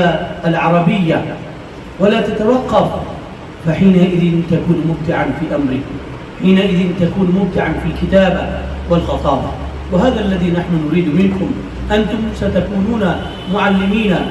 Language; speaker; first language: Arabic; non-native, fluent; Bangla